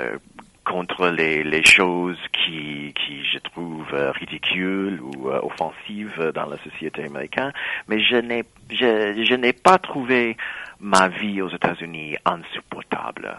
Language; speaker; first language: French; non-native, fluent; English